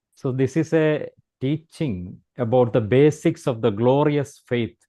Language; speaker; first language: English; non-native, local second language; Malayalam